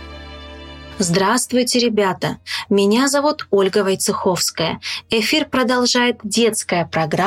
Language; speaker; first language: Russian; native; Russian